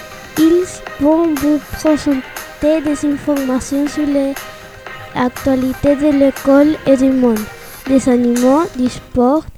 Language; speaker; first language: French; non-native, learner; Spanish